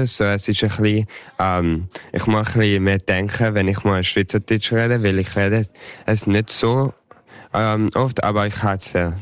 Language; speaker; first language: German; early bilingual, heritage; English